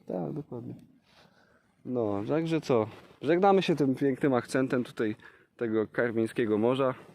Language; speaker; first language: Polish; native; Polish